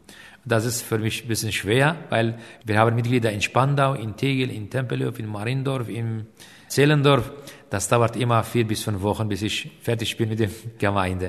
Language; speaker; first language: German; non-native, fluent; Aramaic